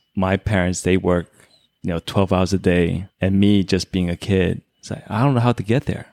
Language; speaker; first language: English; early bilingual, other home language; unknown